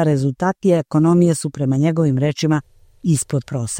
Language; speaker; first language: Croatian; native; Croatian